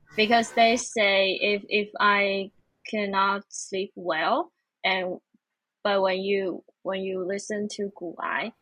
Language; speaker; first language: English; non-native, fluent; Chinese